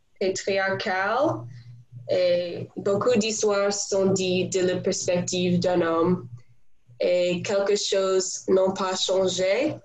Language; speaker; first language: French; non-native, learner; English